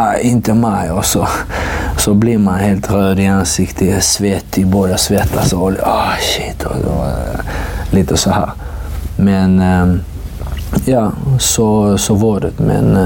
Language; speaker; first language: Swedish; non-native, fluent; Georgian